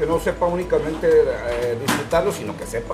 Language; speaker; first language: Spanish; native; Spanish